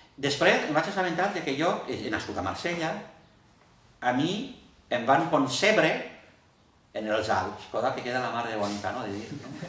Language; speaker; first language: Catalan; early bilingual, heritage; Catalan